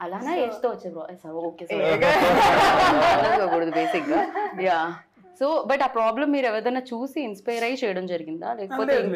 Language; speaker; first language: Telugu; native; Telugu